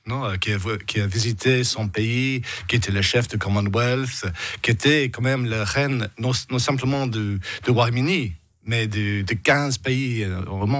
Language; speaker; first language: French; non-native, fluent; English